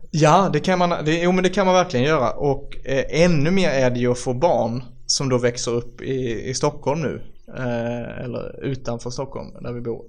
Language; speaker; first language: Swedish; native; Swedish